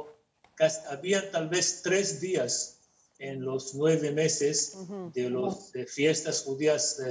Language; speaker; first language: Spanish; non-native, fluent; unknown